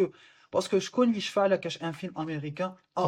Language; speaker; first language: French; non-native, local second language; Arabic